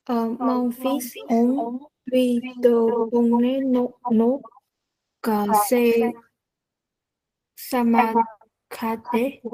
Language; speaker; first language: French; non-native, learner; Vietnamese